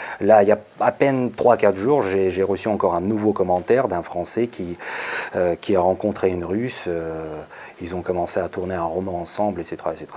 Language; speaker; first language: French; non-native, fluent; Russian